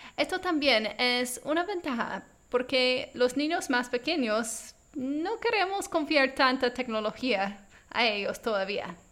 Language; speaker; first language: Spanish; non-native, fluent; English